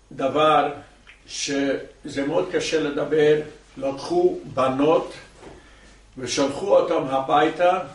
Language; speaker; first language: Hebrew; non-native, fluent; English